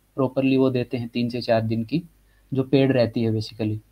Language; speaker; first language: Hindi; native; Hindi